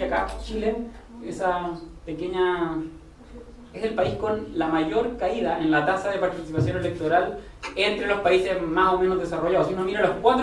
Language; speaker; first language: Spanish; native; Spanish